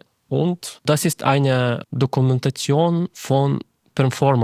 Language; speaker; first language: German; non-native, fluent; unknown